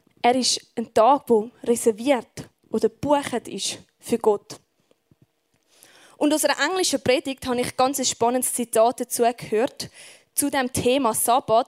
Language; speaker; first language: German; native; German